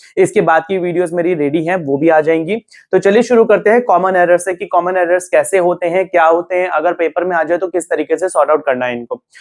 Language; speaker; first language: Hindi; native; Hindi